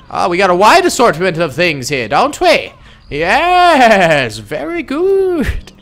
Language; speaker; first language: English; native; English